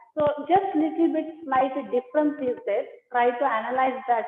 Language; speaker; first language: English; non-native, local second language; Kannada